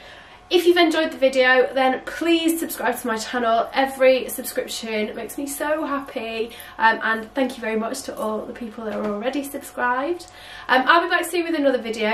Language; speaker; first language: English; native; English